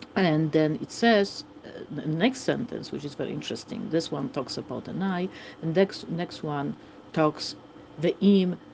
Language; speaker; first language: English; non-native, fluent; Polish